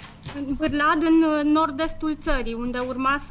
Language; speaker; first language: Romanian; native; Romanian